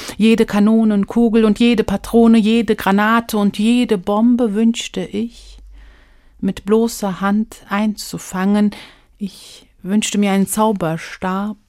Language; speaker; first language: German; early bilingual, other home language; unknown